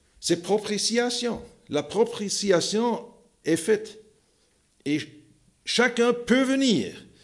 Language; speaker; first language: French; non-native, fluent; German